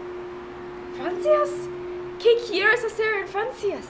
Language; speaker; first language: Spanish; non-native, learner; English